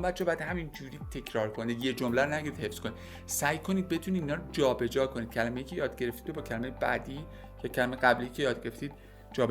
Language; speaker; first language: Persian; native; Persian